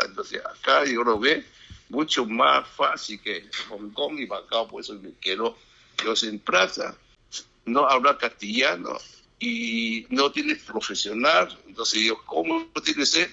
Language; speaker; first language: Spanish; non-native, learner; Chinese